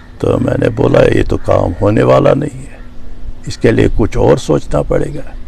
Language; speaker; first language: Urdu; non-native, local second language; Kashmiri